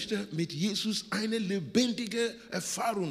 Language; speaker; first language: German; non-native, learner; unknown